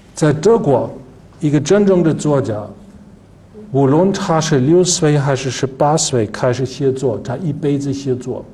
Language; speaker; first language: Chinese; non-native, fluent; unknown